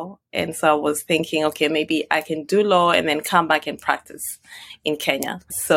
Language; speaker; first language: English; non-native, local second language; Swahili